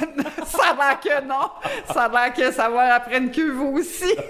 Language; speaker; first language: French; native; French